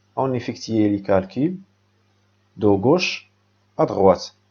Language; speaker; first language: French; non-native, local second language; Arabic